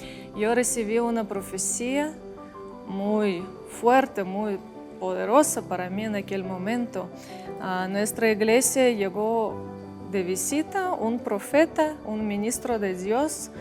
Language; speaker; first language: Spanish; non-native, fluent; Russian